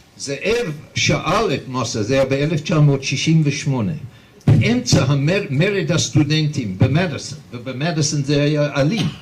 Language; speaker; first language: Hebrew; non-native, fluent; English